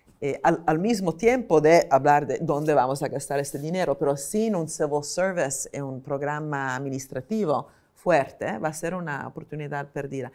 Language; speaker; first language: Spanish; non-native, fluent; Italian